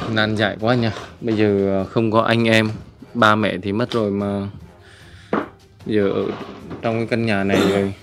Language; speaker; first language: Vietnamese; native; Vietnamese